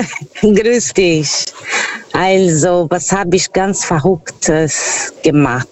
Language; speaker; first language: German; non-native, fluent; Portuguese